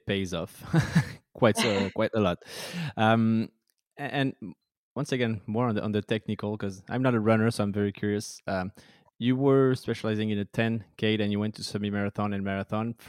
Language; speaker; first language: English; non-native, fluent; French